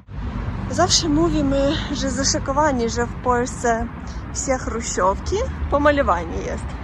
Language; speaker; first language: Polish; non-native, learner; Russian